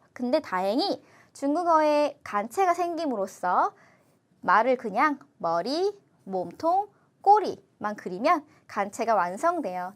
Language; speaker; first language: Korean; native; Korean